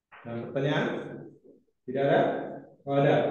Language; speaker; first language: Indonesian; native; Indonesian